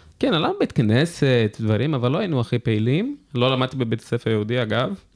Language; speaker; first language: Hebrew; non-native, fluent; Portuguese